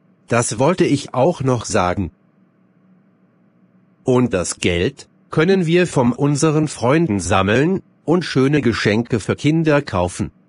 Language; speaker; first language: German; non-native, fluent; Arabic